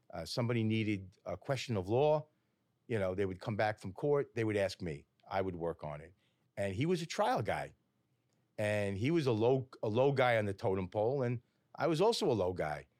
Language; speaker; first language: English; native; English